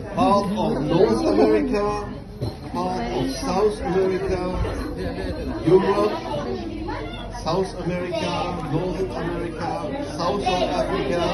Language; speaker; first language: English; non-native, fluent; French